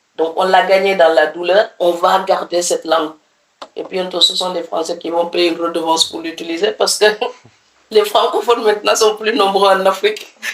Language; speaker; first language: French; non-native, local second language; Serer